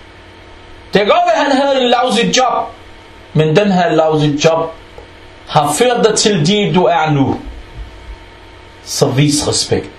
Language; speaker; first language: Danish; early bilingual, other home language; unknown